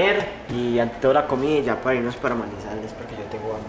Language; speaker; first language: Spanish; native; Spanish